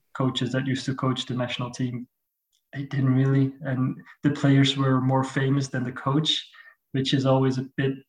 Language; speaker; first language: English; non-native, fluent; Dutch